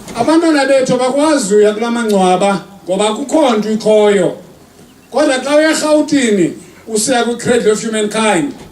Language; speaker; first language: Xhosa; native; Xhosa